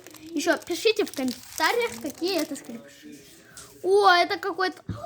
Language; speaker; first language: Russian; native; Russian